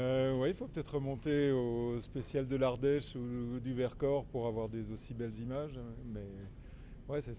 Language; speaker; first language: French; native; French